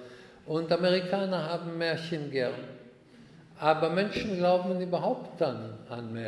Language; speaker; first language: German; non-native, fluent; Hebrew